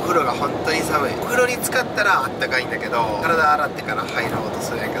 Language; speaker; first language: Japanese; native; Japanese